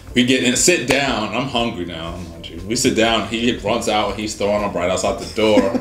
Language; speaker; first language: English; native; English